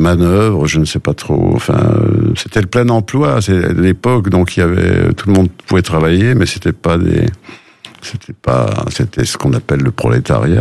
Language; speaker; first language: French; native; French